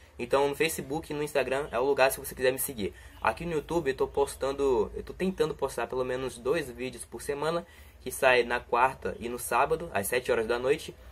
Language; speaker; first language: Portuguese; native; Portuguese